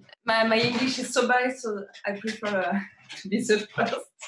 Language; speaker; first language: English; non-native, learner; French